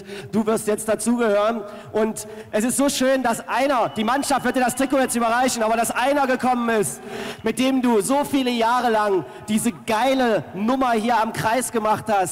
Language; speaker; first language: German; native; German